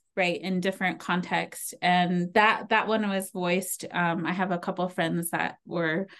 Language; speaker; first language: English; native; English